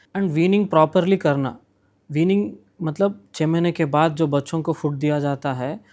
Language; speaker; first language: Hindi; non-native, local second language; Urdu